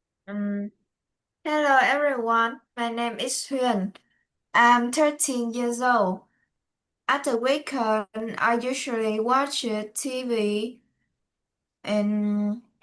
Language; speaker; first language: English; non-native, learner; Vietnamese